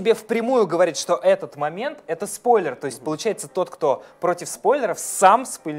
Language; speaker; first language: Russian; native; Russian